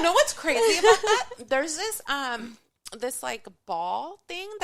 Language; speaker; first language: English; native; English